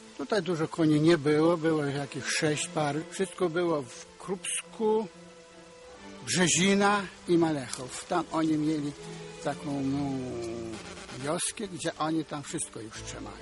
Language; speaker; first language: Polish; early bilingual, heritage; Polish